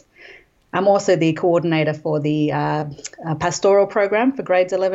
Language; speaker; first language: English; native; English